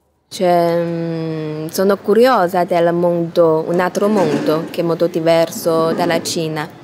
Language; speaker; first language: Italian; non-native, learner; Chinese